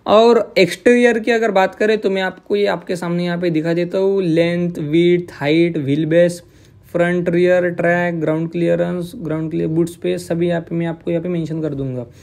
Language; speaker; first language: Hindi; non-native, local second language; Marathi